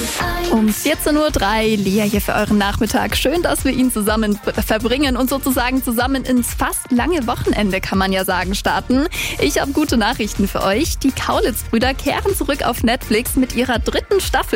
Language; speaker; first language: German; native; German